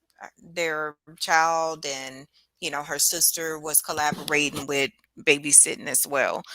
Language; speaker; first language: English; native; English